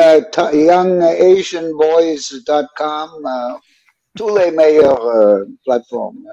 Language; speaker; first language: French; non-native, learner; English